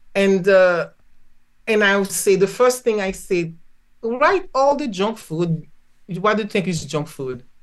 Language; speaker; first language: English; non-native, fluent; Haitian Creole